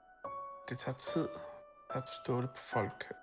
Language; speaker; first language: Danish; early bilingual, other home language; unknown